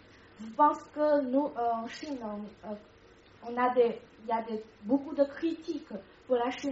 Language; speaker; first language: French; non-native, learner; Chinese